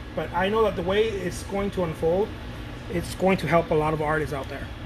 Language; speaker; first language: English; non-native, fluent; Spanish